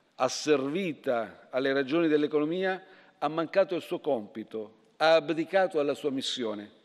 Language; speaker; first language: Italian; native; Italian